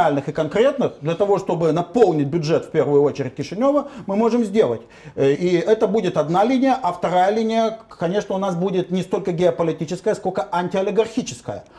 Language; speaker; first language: Russian; native; Russian